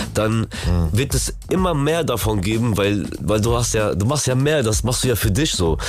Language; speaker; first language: German; early bilingual, other home language; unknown